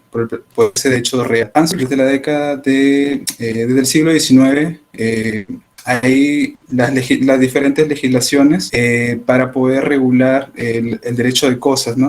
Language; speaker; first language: Spanish; native; Spanish